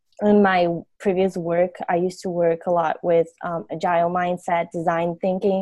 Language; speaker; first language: English; non-native, fluent; Portuguese